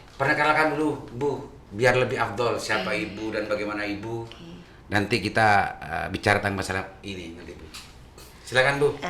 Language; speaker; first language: Indonesian; non-native, local second language; Madurese